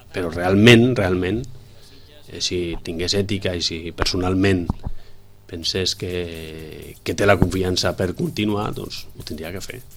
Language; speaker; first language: Catalan; non-native, local second language; Spanish